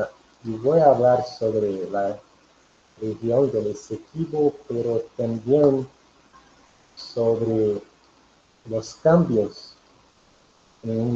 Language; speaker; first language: Spanish; non-native, learner; Portuguese